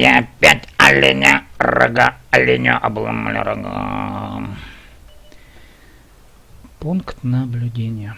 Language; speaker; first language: Russian; native; Russian